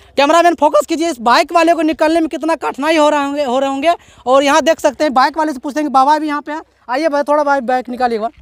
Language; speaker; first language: Hindi; native; Hindi